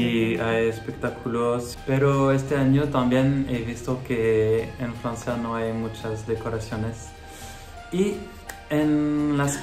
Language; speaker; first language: Spanish; non-native, learner; French